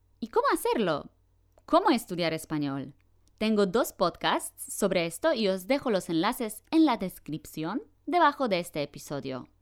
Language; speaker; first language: Spanish; non-native, fluent; Polish